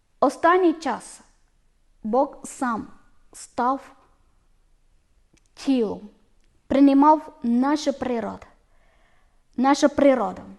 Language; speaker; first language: Ukrainian; non-native, learner; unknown